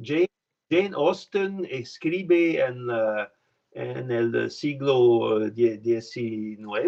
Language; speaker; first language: Spanish; non-native, learner; French